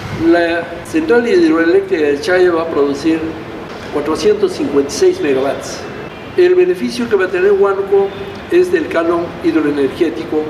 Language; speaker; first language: Spanish; native; Spanish